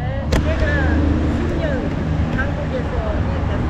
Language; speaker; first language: Korean; early bilingual, heritage; Korean